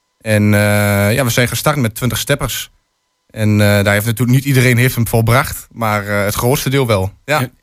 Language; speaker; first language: Dutch; native; Dutch